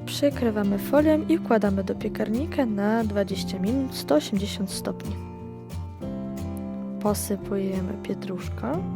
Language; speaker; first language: Polish; non-native, fluent; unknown